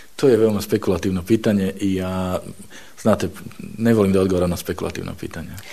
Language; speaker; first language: Bosnian; non-native, fluent; Slovak